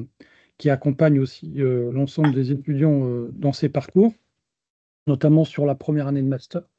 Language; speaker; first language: French; native; French